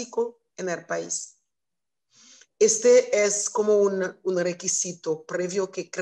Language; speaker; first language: Spanish; non-native, learner; Haitian Creole